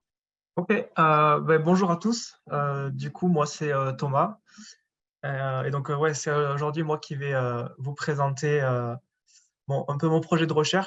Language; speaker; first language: French; native; French